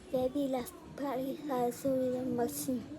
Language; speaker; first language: Spanish; native; Spanish